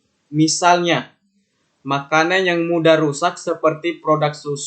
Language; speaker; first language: Indonesian; native; Indonesian